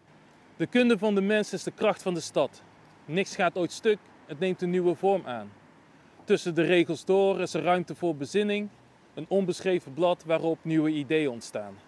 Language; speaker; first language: Dutch; native; Dutch